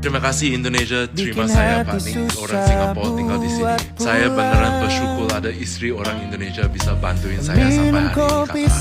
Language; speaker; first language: Indonesian; non-native, fluent; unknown